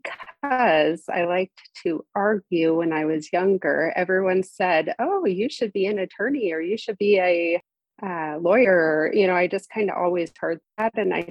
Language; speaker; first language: English; native; English